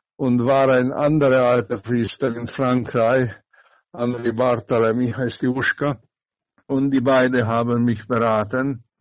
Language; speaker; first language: German; non-native, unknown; Hungarian